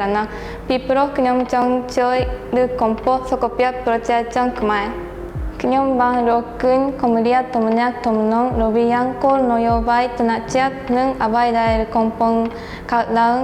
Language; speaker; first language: Khmer; non-native, fluent; Japanese